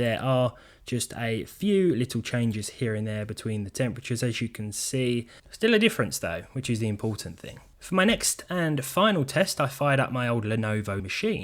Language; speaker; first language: English; native; English